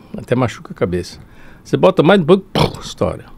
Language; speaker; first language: Portuguese; early bilingual, other home language; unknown